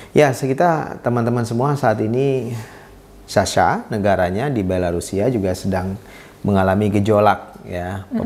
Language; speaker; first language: Indonesian; native; Indonesian